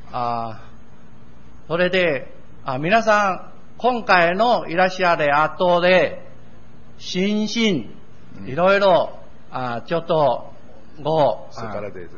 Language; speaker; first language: Japanese; non-native, learner; Min Nan Chinese